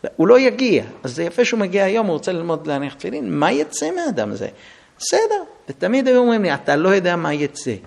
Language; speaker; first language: Hebrew; non-native, fluent; English